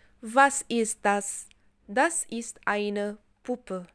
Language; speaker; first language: German; non-native, fluent; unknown